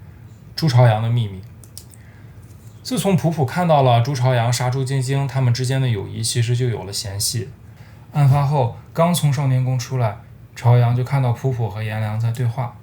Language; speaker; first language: Chinese; native; Chinese